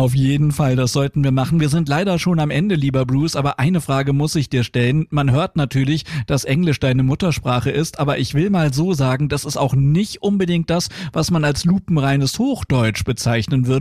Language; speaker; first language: German; native; German